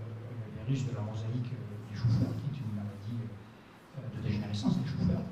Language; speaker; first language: French; native; French